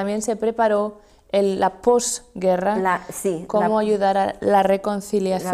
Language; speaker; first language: Spanish; native; Spanish